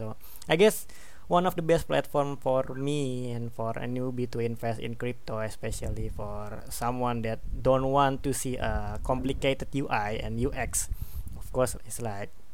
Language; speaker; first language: English; non-native, learner; Indonesian